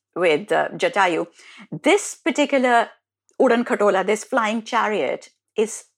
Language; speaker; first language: English; non-native, local second language; Hindi